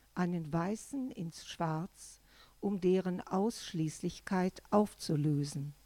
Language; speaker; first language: German; native; German